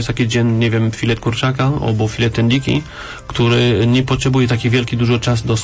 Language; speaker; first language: Polish; non-native, learner; French